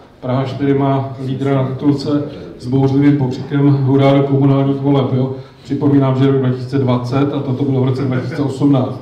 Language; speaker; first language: Czech; native; Czech